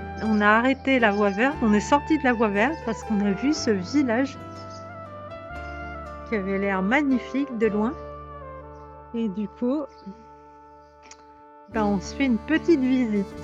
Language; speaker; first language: French; native; French